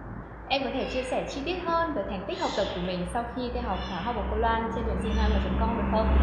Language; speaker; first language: Vietnamese; native; Vietnamese